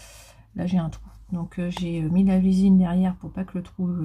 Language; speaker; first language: French; native; French